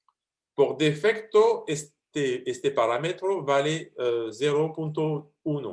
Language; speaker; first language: Spanish; non-native, fluent; French